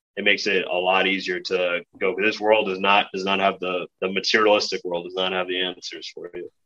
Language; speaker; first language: English; early bilingual, other home language; Spanish